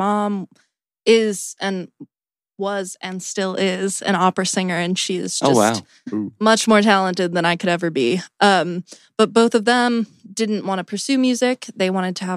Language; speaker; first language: English; native; English